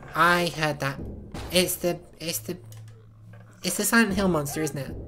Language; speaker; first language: English; native; English